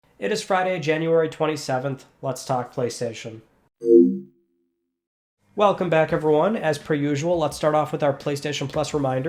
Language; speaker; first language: English; native; English